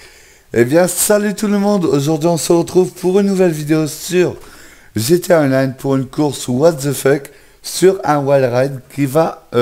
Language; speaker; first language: French; native; French